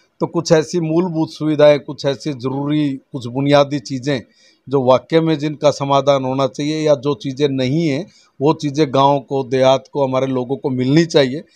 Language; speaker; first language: Hindi; native; Hindi